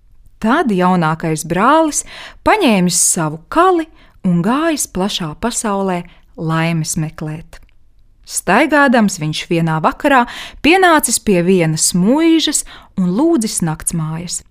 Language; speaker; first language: Latvian; native; Latvian